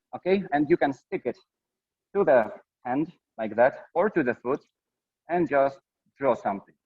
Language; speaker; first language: English; non-native, fluent; Polish